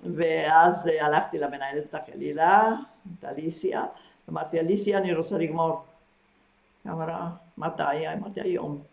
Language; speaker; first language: Hebrew; non-native, fluent; Spanish